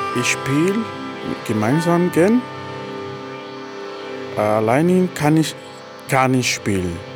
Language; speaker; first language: German; non-native, fluent; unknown